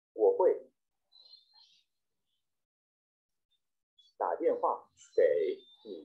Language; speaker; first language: Chinese; non-native, learner; Vietnamese